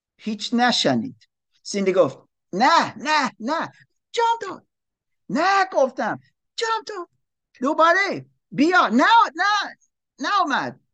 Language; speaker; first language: Persian; non-native, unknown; English